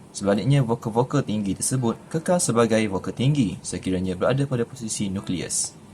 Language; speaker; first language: Malay; native; Malay